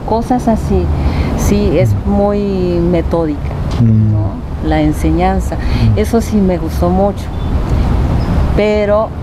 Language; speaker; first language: Spanish; non-native, fluent; Japanese